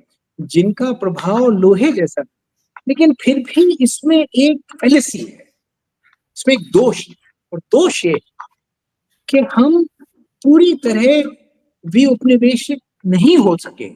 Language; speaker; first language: Hindi; native; Hindi